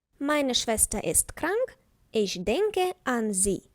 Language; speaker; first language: German; non-native, fluent; Ukrainian